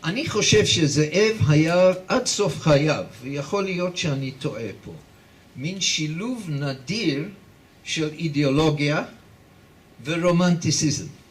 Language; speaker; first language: Hebrew; non-native, fluent; English